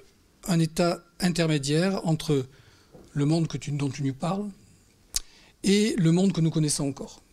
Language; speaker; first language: French; native; French